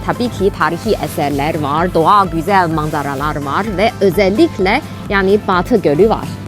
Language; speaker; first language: Turkish; non-native, fluent; Chinese